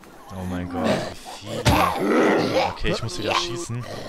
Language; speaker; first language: German; native; German